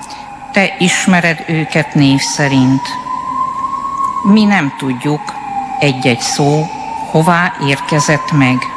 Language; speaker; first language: Hungarian; native; Hungarian